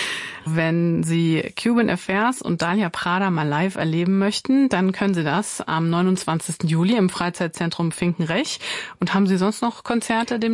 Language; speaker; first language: German; native; German